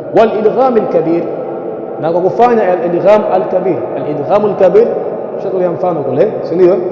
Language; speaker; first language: Swahili; native; Swahili